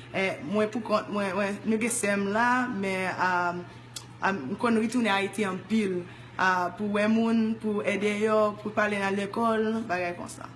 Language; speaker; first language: Haitian Creole; early bilingual, heritage; English